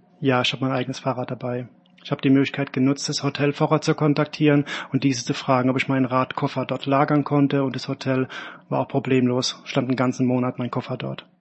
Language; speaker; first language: German; native; German